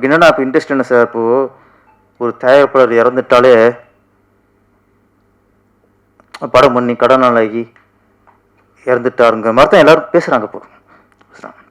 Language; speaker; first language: Tamil; native; Tamil